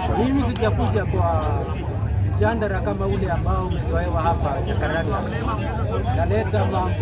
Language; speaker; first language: Swahili; non-native, local second language; Kikuyu